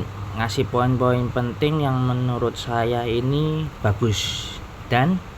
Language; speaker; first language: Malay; non-native, local second language; Javanese